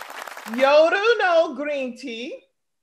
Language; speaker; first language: Japanese; non-native, learner; English